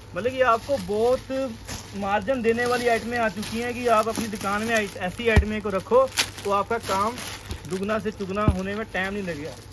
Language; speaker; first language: Hindi; non-native, local second language; Punjabi